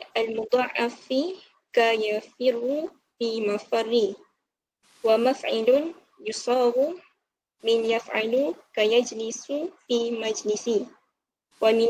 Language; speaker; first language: Arabic; non-native, learner; Malay